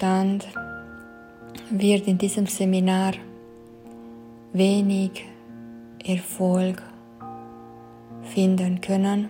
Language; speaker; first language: German; non-native, fluent; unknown